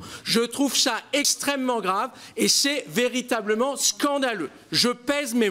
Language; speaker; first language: French; native; French